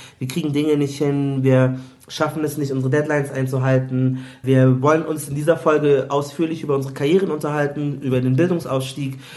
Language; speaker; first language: German; early bilingual, other home language; Igbo